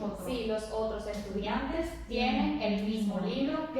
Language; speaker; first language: Spanish; non-native, learner; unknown